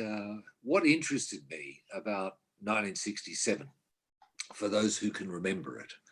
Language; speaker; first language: English; native; English